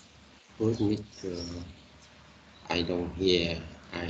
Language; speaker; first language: English; non-native, learner; Vietnamese